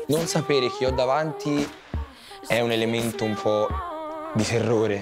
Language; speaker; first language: Italian; native; Italian